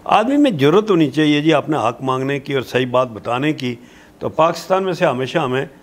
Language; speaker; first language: Urdu; non-native, local second language; Pahari-Potwari